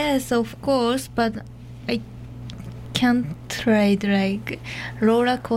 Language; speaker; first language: English; non-native, learner; Japanese